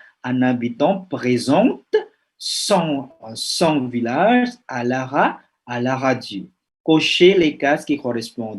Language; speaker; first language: French; non-native, fluent; Indonesian